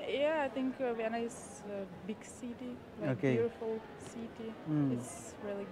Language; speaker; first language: English; non-native, learner; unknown